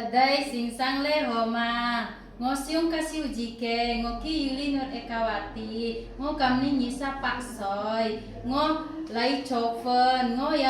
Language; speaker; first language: Cantonese; non-native, learner; Indonesian